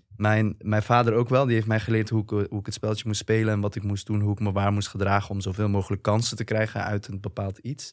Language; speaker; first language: Dutch; early bilingual, other home language; Turkish